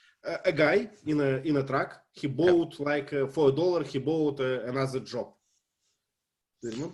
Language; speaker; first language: English; non-native, fluent; Russian